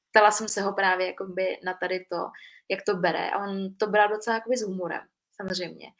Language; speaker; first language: Czech; early bilingual, other home language; Vietnamese